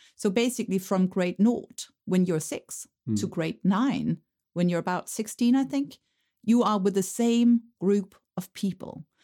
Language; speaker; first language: English; non-native, fluent; Danish